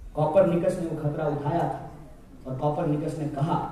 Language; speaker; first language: Hindi; native; Hindi